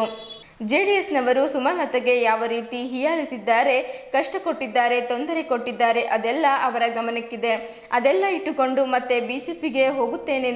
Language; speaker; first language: Kannada; native; Kannada